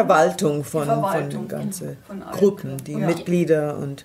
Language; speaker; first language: German; non-native, fluent; English